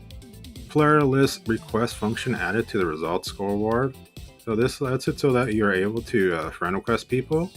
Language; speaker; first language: English; native; English